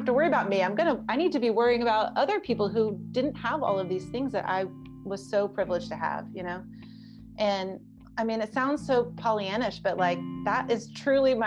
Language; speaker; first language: English; native; English